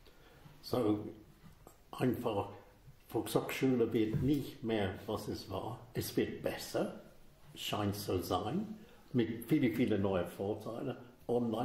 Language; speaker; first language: German; non-native, fluent; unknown